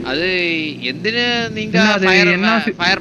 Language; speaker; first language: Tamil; non-native, learner; Malayalam